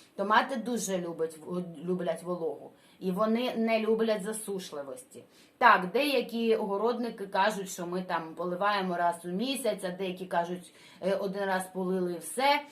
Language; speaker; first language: Ukrainian; non-native, local second language; Russian